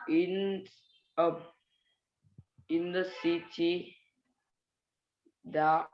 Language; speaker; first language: English; non-native, learner; Vietnamese